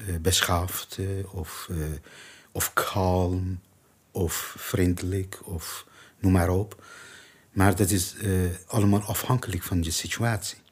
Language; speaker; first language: Dutch; non-native, learner; Persian